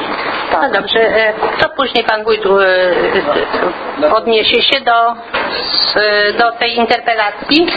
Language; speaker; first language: Polish; native; Polish